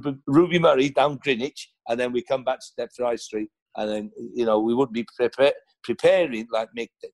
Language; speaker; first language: English; non-native, local second language; Welsh